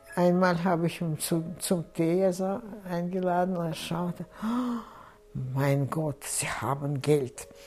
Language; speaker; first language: German; non-native, fluent; Russian